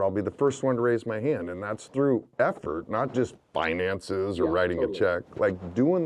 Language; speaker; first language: English; native; English